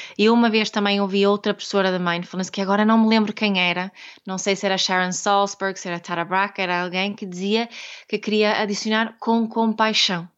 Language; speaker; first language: Portuguese; non-native, fluent; Swedish